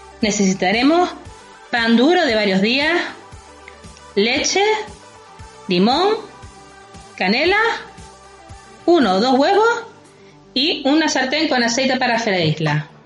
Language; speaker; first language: Spanish; native; Spanish